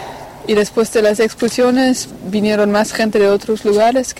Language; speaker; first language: Spanish; non-native, fluent; French